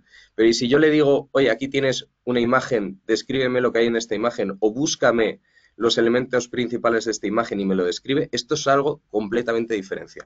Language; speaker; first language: Spanish; native; Spanish